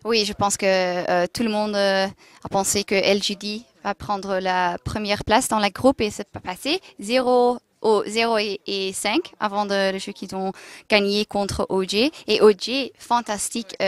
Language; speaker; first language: French; non-native, local second language; Dutch